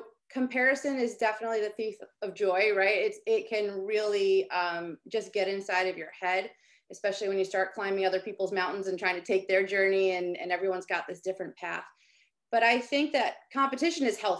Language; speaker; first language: English; native; English